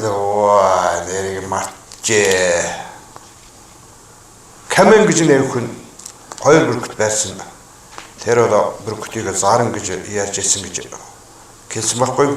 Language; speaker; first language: Mongolian; non-native, local second language; Kazakh